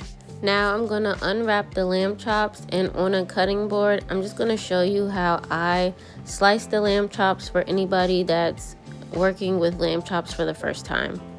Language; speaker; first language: English; native; English